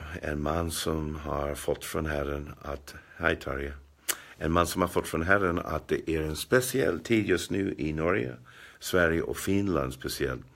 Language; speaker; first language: Swedish; non-native, fluent; English